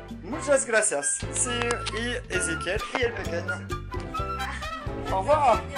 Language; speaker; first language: Spanish; non-native, learner; French